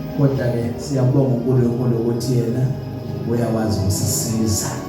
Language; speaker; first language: Zulu; early bilingual, other home language; Swati